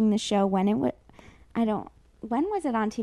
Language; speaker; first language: English; native; English